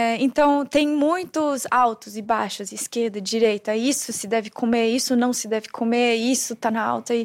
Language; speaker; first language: Portuguese; non-native, fluent; German